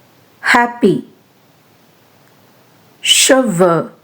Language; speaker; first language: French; non-native, fluent; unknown